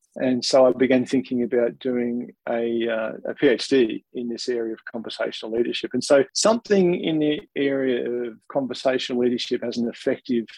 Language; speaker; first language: English; native; English